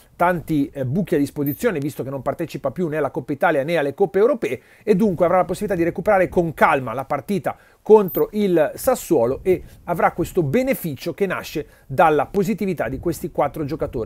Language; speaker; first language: Italian; native; Italian